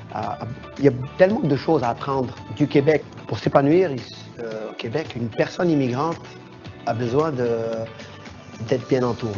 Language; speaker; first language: French; non-native, local second language; Arabic